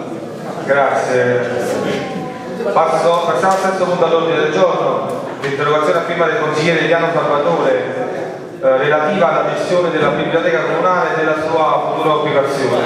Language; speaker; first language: Italian; native; Italian